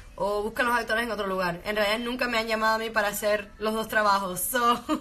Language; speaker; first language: English; early bilingual, heritage; Spanish